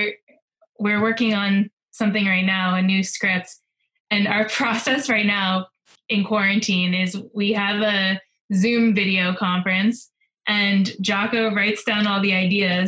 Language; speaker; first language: English; native; English